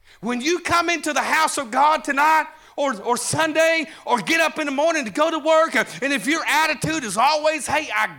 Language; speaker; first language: English; native; English